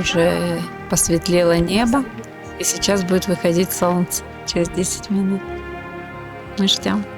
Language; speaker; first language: Russian; native; Russian